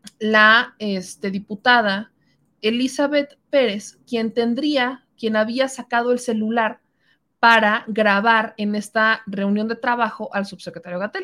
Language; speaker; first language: Spanish; native; Spanish